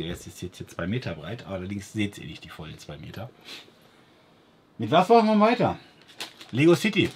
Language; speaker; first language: German; native; German